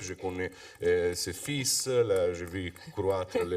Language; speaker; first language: French; non-native, fluent; Italian